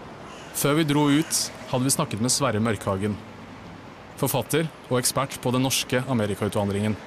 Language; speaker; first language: Norwegian; native; Norwegian